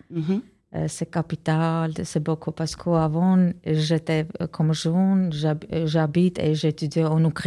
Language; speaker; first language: French; non-native, learner; Armenian